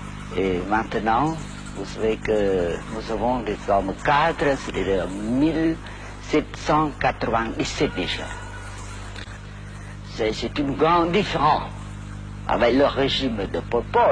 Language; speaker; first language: French; non-native, local second language; Khmer